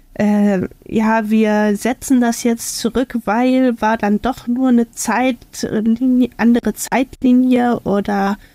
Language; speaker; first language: German; native; German